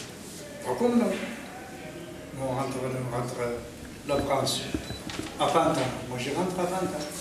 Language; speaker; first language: French; non-native, learner; Arabic